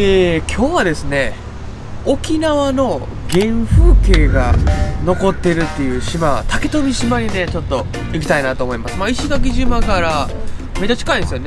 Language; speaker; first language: Japanese; native; Japanese